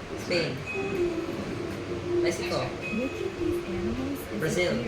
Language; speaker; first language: English; non-native, local second language; Filipino